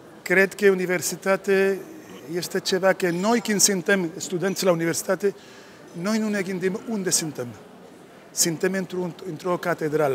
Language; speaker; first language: Romanian; non-native, learner; Spanish